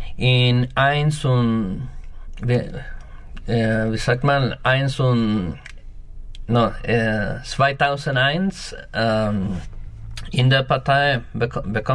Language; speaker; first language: German; non-native, learner; Spanish